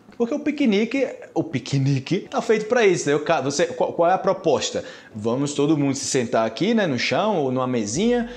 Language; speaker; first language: Portuguese; native; Portuguese